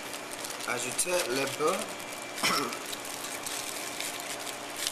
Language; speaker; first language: French; non-native, learner; Spanish